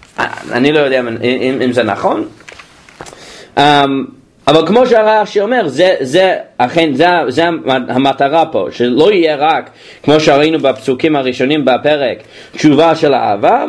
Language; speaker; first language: Hebrew; non-native, fluent; English